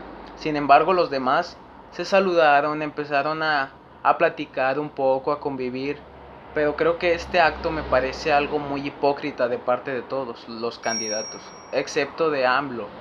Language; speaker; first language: Spanish; native; Spanish